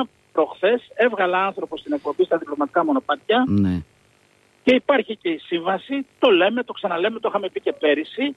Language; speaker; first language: Greek; native; Greek